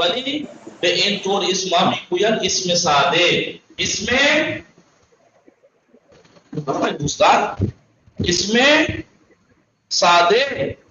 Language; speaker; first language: Persian; non-native, fluent; Urdu